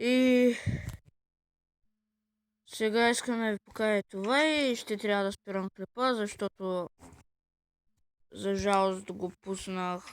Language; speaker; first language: Bulgarian; native; Bulgarian